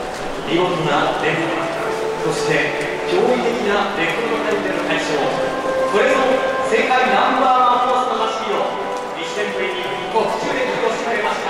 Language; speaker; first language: Japanese; native; Japanese